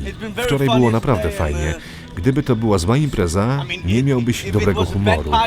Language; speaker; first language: Polish; non-native, fluent; English